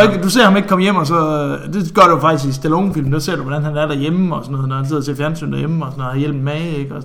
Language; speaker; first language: Danish; native; Danish